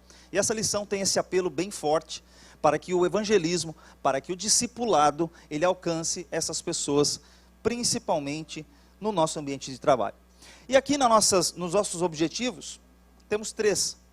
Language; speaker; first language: Portuguese; native; Portuguese